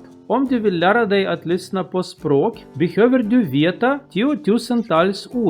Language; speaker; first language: Swedish; non-native, learner; Russian